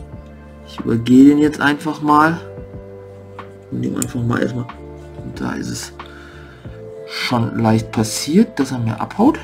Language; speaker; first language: German; native; German